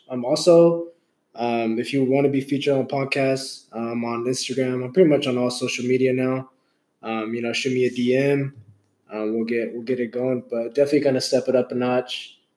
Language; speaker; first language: English; early bilingual, other home language; Hindi